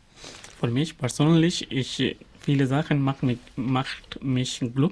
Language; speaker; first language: German; non-native, learner; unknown